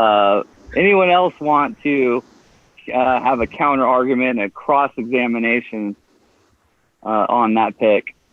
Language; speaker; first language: English; native; English